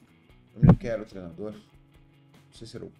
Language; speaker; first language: Portuguese; native; Portuguese